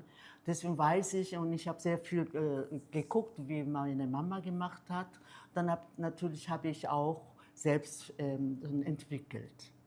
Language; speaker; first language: German; non-native, fluent; Korean